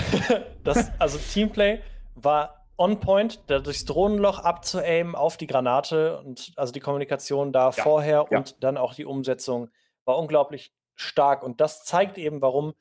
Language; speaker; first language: German; native; German